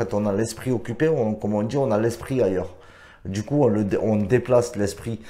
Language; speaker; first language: French; native; French